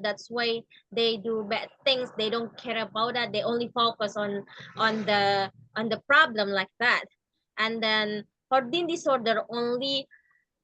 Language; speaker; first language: English; non-native, learner; Indonesian